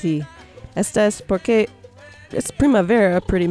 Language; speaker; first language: Spanish; early bilingual, heritage; Spanish